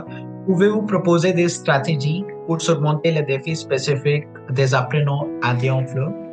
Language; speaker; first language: French; non-native, fluent; Punjabi